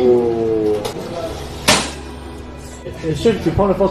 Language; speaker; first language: French; non-native, learner; Chinese